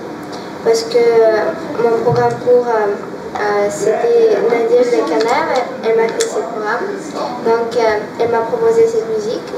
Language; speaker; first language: French; non-native, fluent; Russian